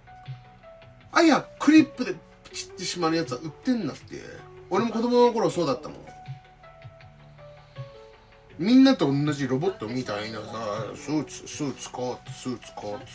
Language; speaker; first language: Japanese; non-native, fluent; English